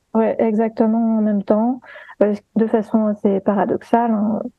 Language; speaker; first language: French; native; French